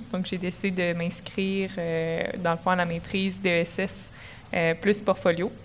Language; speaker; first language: French; native; French